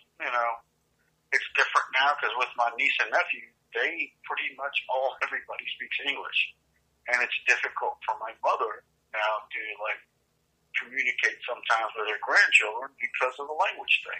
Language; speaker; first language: English; native; English